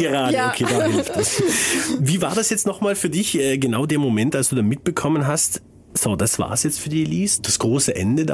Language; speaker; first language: German; native; German